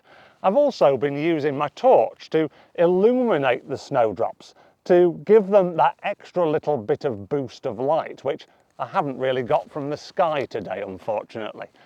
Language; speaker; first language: English; native; English